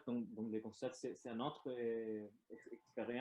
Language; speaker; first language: French; non-native, learner; Spanish